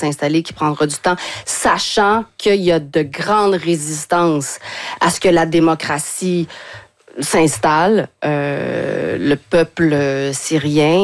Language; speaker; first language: French; native; French